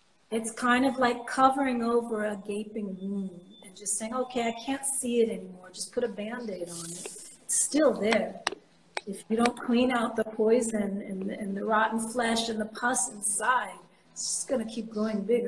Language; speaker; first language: English; native; English